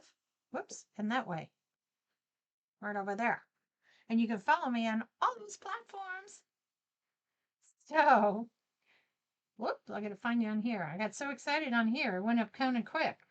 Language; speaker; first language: English; native; English